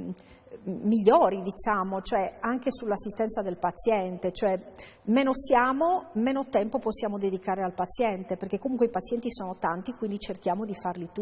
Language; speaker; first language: Italian; native; Italian